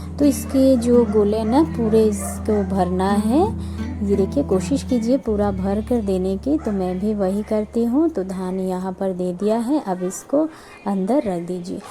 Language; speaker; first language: Hindi; non-native, local second language; Bangla